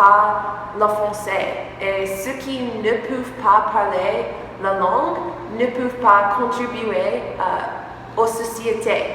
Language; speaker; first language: French; non-native, learner; English